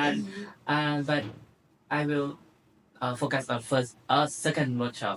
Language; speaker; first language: English; non-native, learner; Thai